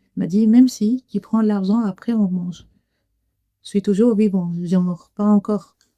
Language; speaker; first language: French; non-native, learner; Arabic